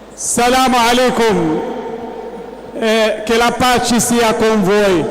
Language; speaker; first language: Italian; non-native, fluent; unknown